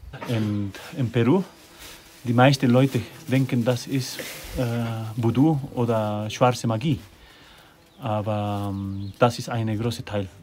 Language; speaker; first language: German; non-native, learner; Spanish